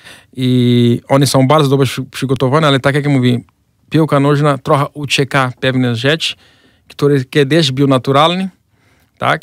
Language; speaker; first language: Polish; non-native, fluent; Portuguese